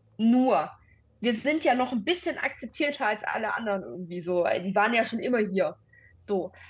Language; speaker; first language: German; early bilingual, other home language; Italian